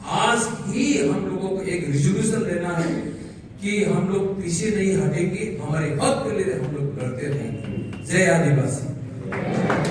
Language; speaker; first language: Hindi; non-native, local second language; Bodo